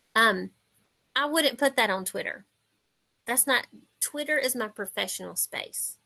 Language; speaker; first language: English; native; English